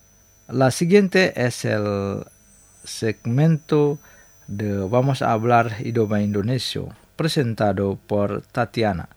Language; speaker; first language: Spanish; non-native, fluent; Indonesian